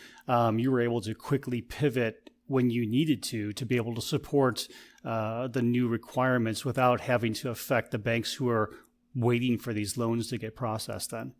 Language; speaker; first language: English; native; English